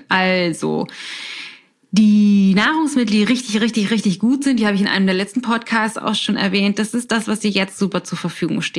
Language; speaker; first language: German; native; German